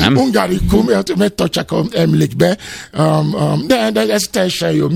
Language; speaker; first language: Hungarian; non-native, fluent; Yoruba